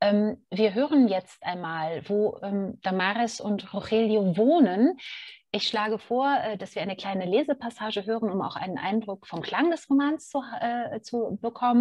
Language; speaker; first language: German; native; German